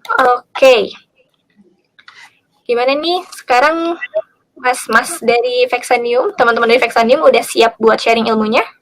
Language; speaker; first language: Indonesian; native; Indonesian